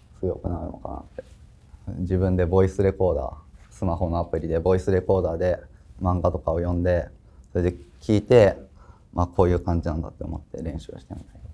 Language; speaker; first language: Japanese; native; Japanese